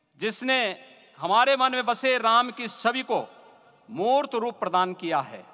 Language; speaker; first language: Hindi; native; Hindi